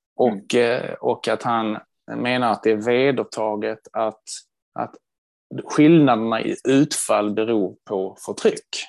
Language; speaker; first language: Swedish; early bilingual, other home language; Hebrew